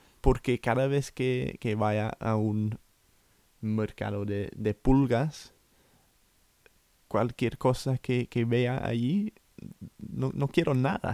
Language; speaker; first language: Spanish; non-native, fluent; English